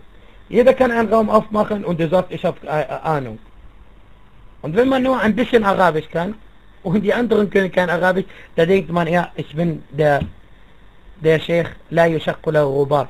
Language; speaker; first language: German; non-native, fluent; Arabic